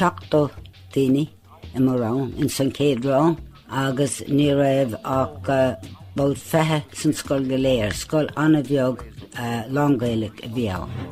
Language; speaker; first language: Irish; non-native, local second language; English